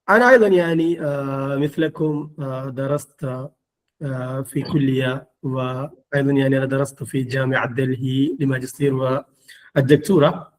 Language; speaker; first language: Arabic; non-native, fluent; Malayalam